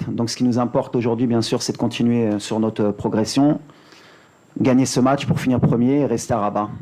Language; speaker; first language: French; native; French